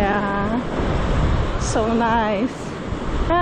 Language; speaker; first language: English; non-native, learner; Portuguese